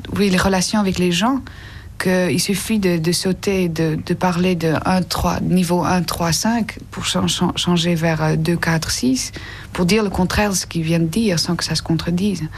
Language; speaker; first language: French; non-native, fluent; Dutch